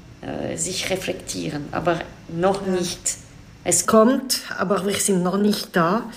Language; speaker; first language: German; non-native, local second language; French